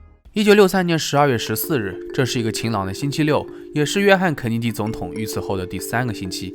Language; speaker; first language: Chinese; native; Chinese